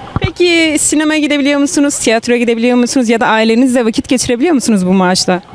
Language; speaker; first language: Turkish; native; Turkish